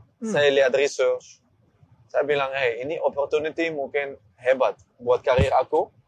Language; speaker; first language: Indonesian; non-native, learner; Dutch